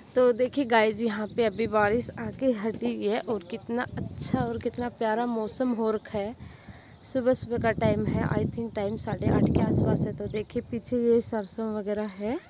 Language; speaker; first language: Hindi; native; Hindi